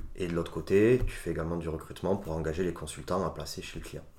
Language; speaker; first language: French; native; French